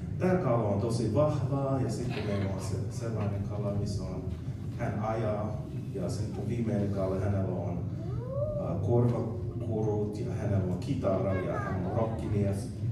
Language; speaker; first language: Finnish; non-native, learner; English